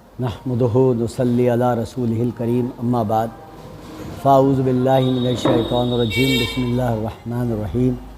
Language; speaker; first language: Hindi; native; Hindi